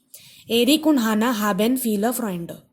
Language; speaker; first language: German; non-native, fluent; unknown